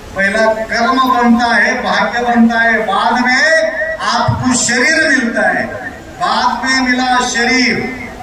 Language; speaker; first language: Hindi; non-native, local second language; Marathi